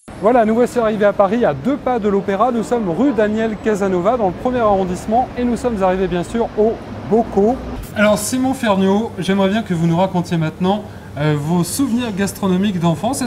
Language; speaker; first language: French; native; French